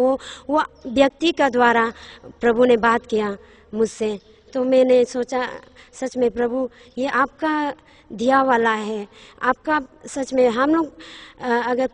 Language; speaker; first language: Hindi; non-native, local second language; Nyishi